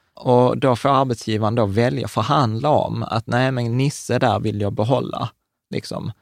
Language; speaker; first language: Swedish; early bilingual, other home language; Czech